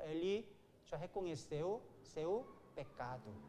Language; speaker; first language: Portuguese; non-native, learner; Korean